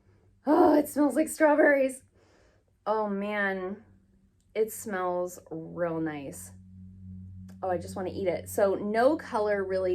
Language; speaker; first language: English; native; English